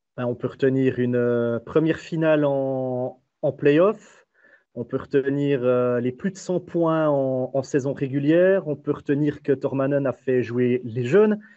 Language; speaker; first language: French; native; French